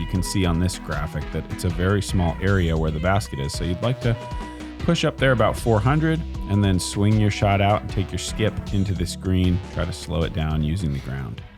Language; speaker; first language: English; native; English